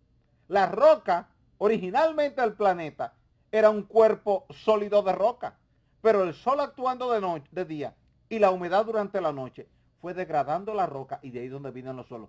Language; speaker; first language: Spanish; native; Spanish